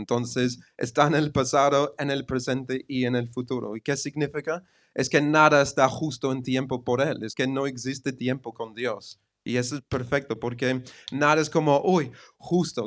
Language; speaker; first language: Spanish; non-native, fluent; English